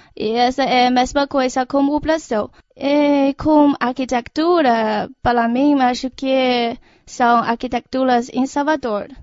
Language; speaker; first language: Portuguese; non-native, fluent; Chinese